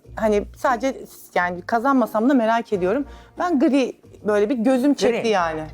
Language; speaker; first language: Turkish; native; Turkish